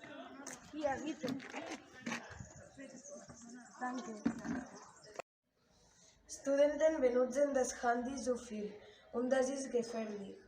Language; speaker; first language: German; non-native, learner; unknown